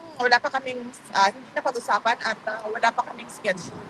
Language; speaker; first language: Filipino; non-native, local second language; Cebuano